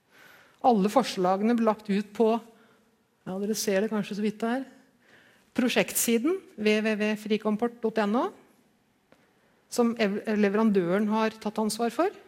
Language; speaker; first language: Norwegian; native; Norwegian